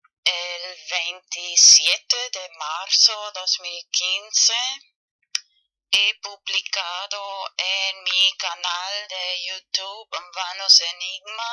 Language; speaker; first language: Spanish; non-native, fluent; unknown